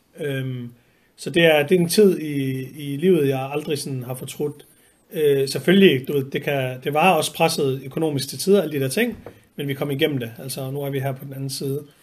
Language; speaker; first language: Danish; early bilingual, other home language; Arabic